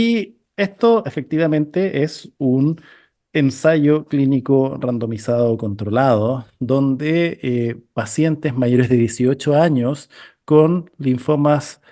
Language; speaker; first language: Spanish; native; Spanish